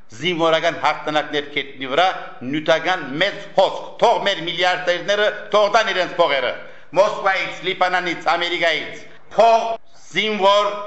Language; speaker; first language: Armenian; early bilingual, heritage; Armenian